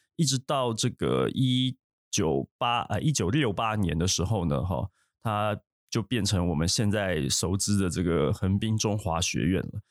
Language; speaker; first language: Chinese; native; Chinese